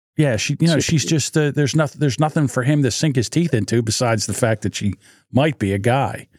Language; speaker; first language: English; native; English